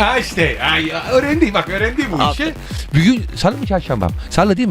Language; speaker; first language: Turkish; non-native, learner; Italian